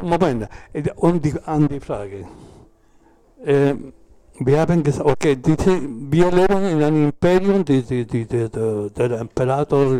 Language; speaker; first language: German; non-native, learner; Spanish